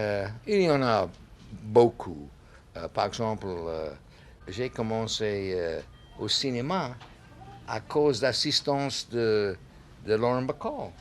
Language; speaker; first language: French; non-native, learner; English